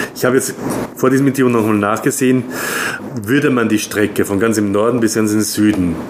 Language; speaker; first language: German; native; German